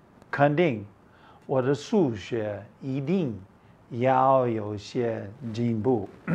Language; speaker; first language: Chinese; non-native, fluent; English